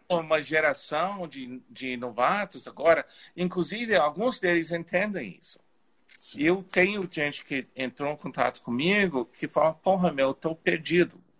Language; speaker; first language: Portuguese; non-native, fluent; English